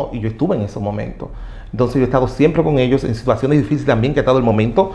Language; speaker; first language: Spanish; native; Spanish